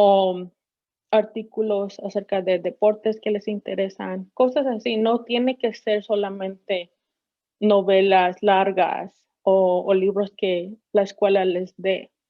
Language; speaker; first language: Spanish; early bilingual, heritage; Spanish